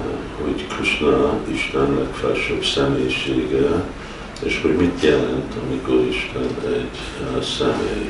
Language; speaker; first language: Hungarian; early bilingual, heritage; Hungarian